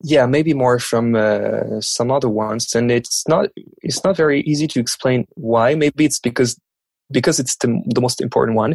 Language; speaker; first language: English; non-native, fluent; French